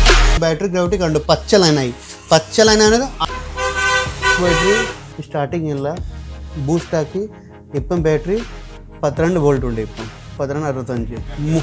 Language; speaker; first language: Malayalam; non-native, learner; Hindi